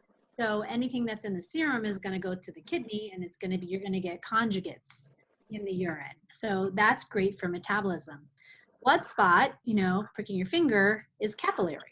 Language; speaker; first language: English; native; English